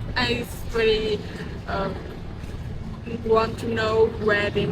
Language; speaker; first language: English; non-native, learner; Vietnamese